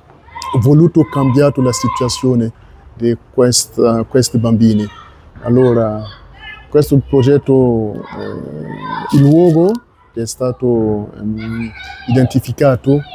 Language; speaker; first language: Italian; non-native, learner; French